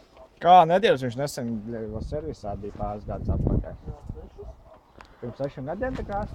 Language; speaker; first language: Latvian; native; Latvian